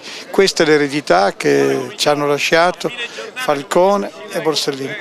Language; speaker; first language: Italian; native; Italian